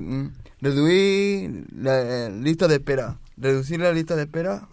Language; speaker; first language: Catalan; non-native, local second language; Spanish